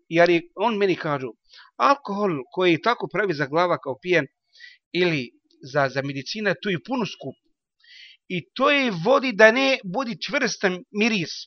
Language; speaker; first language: Bosnian; non-native, learner; Arabic